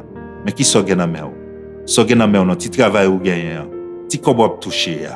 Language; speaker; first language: French; non-native, local second language; Haitian Creole